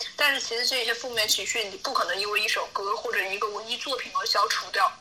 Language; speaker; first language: Chinese; native; Chinese